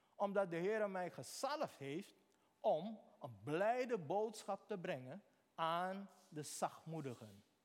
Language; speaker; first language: Dutch; native; Dutch